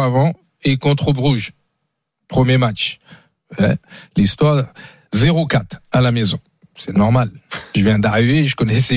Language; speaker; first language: French; non-native, fluent; Portuguese